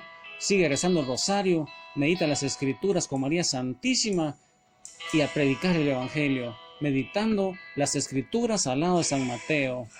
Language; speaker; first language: Spanish; native; Spanish